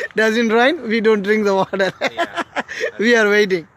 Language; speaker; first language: English; non-native, local second language; Tamil